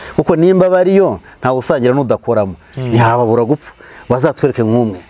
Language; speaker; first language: Kinyarwanda; native; Kinyarwanda